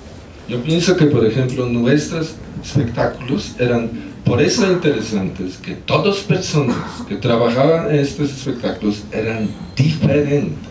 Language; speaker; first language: Spanish; non-native, fluent; Polish